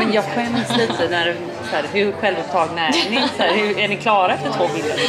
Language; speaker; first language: Swedish; native; Swedish